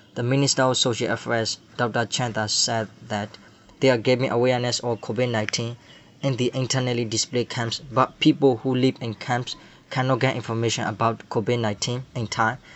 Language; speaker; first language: English; non-native, learner; Burmese